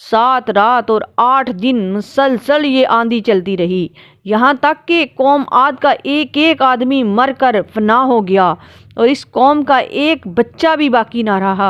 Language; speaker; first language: Urdu; native; Urdu